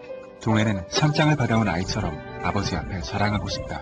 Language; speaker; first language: Korean; native; Korean